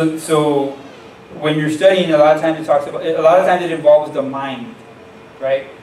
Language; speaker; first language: English; native; English